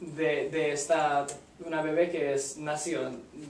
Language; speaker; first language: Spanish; non-native, learner; English